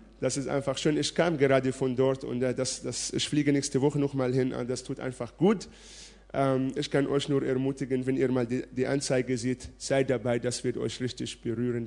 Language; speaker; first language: German; non-native, fluent; Arabic